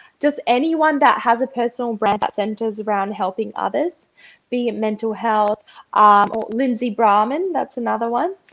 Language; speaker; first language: English; early bilingual, other home language; Russian